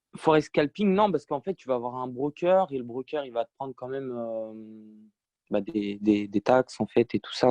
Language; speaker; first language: French; native; French